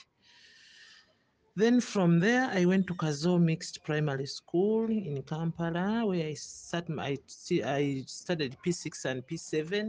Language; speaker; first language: English; non-native, local second language; Ganda